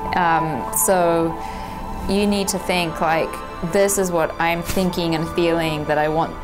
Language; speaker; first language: English; non-native, fluent; Polish